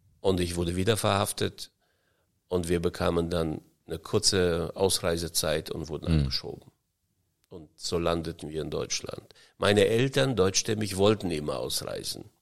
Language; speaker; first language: German; early bilingual, heritage; German